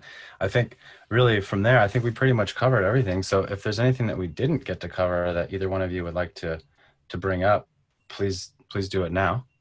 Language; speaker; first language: English; native; English